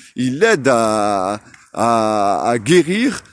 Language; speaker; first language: French; non-native, local second language; Arabic